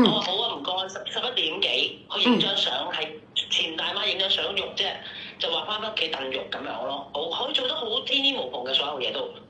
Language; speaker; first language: Cantonese; native; Cantonese